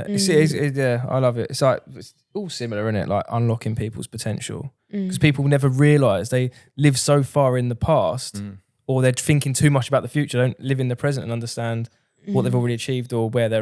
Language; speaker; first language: English; native; English